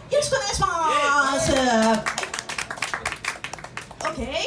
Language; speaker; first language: Japanese; native; Japanese